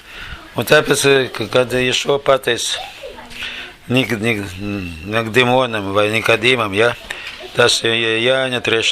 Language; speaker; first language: Latvian; non-native, learner; Russian